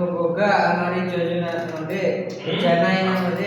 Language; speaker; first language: Japanese; non-native, learner; Indonesian